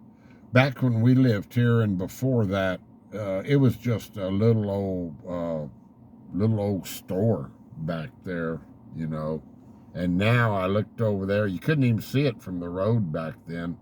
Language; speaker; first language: English; native; English